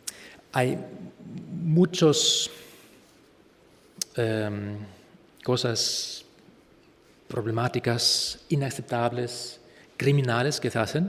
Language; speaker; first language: Spanish; non-native, fluent; German